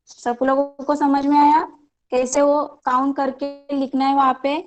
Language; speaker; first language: Hindi; non-native, local second language; Marathi